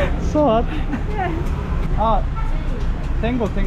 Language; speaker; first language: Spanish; non-native, learner; Turkish